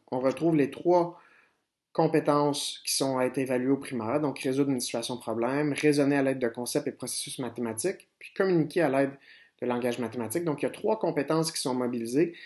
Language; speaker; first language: French; native; French